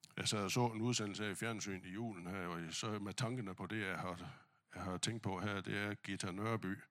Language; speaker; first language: Danish; non-native, fluent; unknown